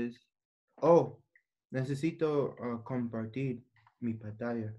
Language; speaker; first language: Spanish; non-native, learner; English